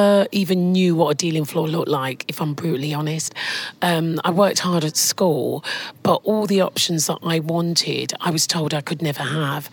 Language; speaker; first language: English; native; English